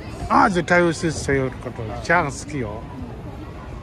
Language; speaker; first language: Japanese; non-native, learner; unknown